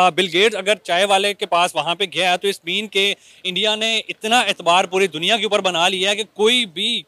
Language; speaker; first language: Urdu; native; Urdu